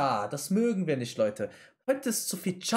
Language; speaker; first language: German; native; German